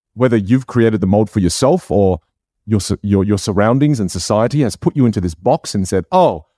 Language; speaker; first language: English; non-native, local second language; Chinese